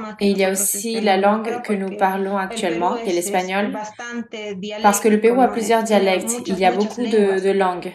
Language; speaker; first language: French; non-native, fluent; Spanish